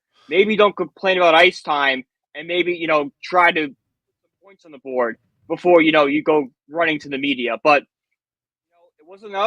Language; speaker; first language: English; native; English